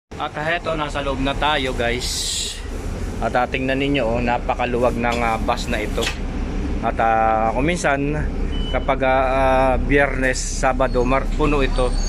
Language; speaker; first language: Filipino; non-native, local second language; Pampanga